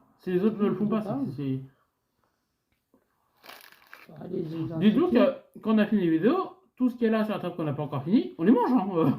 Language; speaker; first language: French; native; French